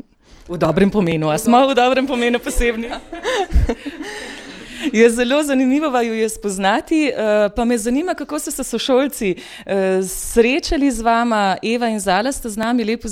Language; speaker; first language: Slovenian; native; Slovenian